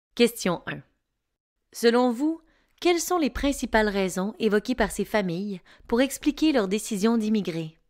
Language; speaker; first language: French; native; French